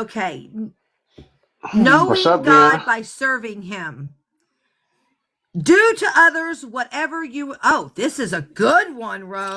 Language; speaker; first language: English; native; English